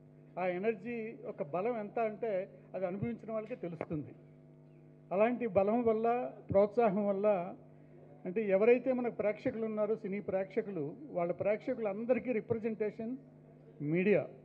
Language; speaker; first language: Telugu; native; Telugu